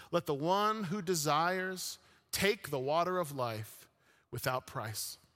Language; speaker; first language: English; early bilingual, other home language; Arabic